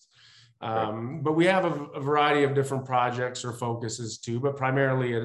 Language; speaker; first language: English; native; English